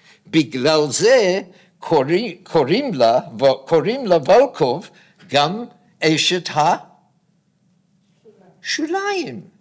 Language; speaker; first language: Hebrew; non-native, fluent; English